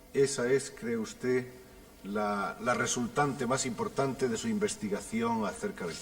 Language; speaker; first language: Spanish; native; Spanish